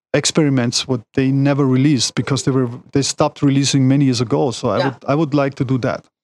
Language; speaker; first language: English; non-native, fluent; German